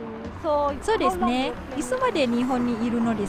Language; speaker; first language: Japanese; non-native, fluent; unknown